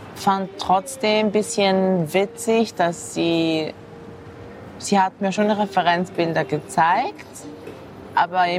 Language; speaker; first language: German; early bilingual, other home language; Japanese